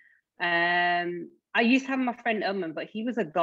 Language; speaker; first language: English; native; English